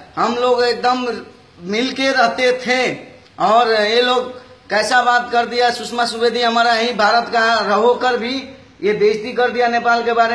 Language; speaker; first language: Hindi; non-native, local second language; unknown